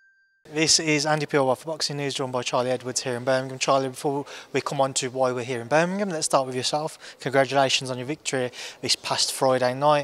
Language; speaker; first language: English; native; English